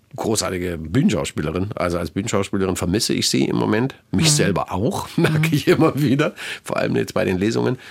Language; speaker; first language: German; native; German